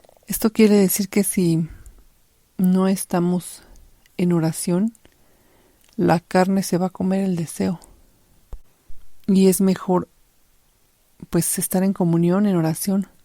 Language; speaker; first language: Spanish; native; Spanish